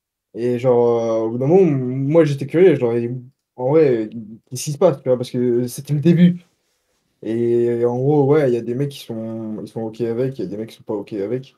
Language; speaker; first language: French; native; French